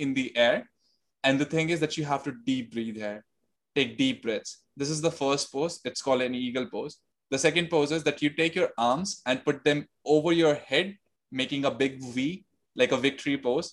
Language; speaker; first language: English; non-native, local second language; Hindi